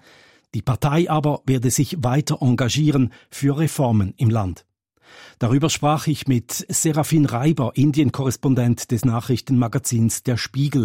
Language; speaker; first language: German; native; German